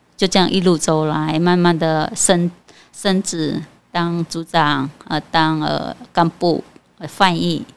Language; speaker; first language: Chinese; non-native, fluent; Khmer